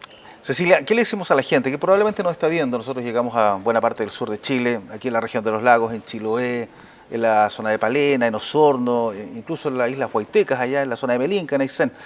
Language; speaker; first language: Spanish; native; Spanish